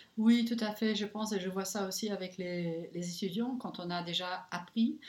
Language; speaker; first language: French; non-native, local second language; Luxembourgish